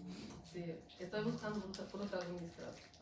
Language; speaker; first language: Spanish; non-native, fluent; German